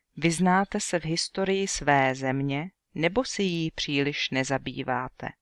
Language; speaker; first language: Czech; native; Czech